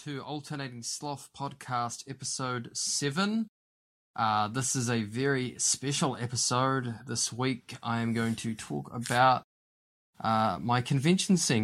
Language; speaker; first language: English; native; English